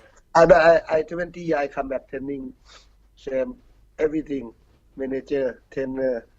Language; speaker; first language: English; non-native, learner; Thai